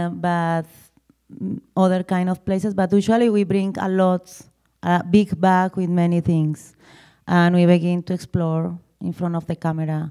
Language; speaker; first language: English; non-native, learner; Spanish